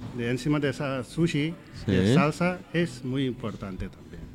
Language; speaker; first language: Spanish; non-native, learner; Nepali